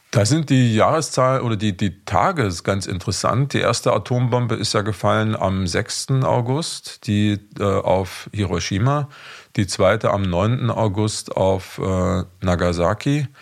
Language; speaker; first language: German; native; German